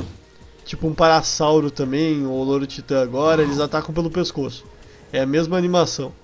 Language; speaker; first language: Portuguese; native; Portuguese